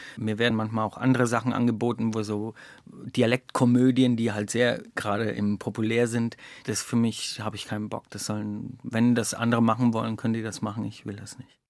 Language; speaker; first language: German; native; German